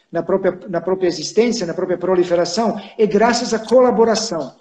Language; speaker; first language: Portuguese; non-native, fluent; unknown